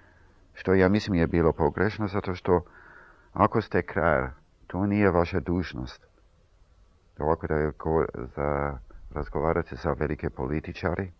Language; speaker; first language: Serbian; early bilingual, heritage; Serbian